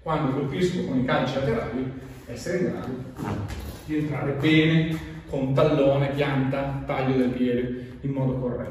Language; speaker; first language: Italian; native; Italian